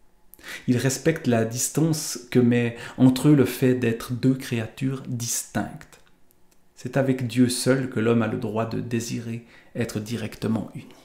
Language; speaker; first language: French; native; French